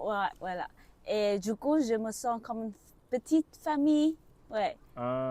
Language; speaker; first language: French; non-native, learner; Vietnamese